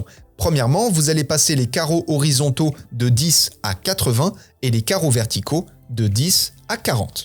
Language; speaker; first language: French; native; French